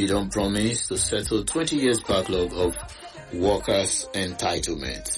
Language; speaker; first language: Nigerian Pidgin; non-native, local second language; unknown